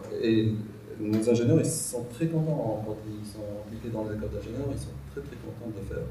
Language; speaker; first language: French; non-native, local second language; Arabic